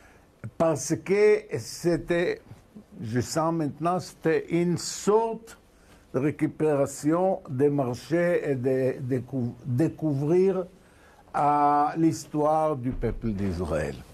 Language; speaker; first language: French; non-native, learner; Hebrew